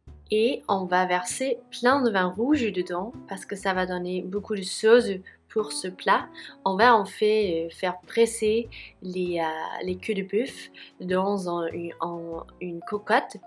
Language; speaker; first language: French; non-native, fluent; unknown